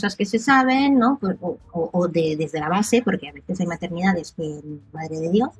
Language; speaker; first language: Spanish; non-native, local second language; Catalan